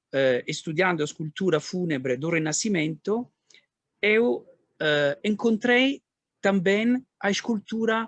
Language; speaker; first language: Portuguese; non-native, learner; Italian